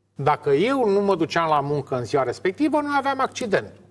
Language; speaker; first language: Romanian; native; Romanian